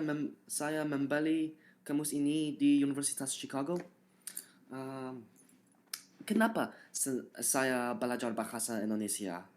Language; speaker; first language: Indonesian; non-native, learner; English